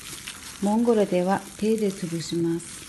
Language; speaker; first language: Japanese; non-native, fluent; Mongolian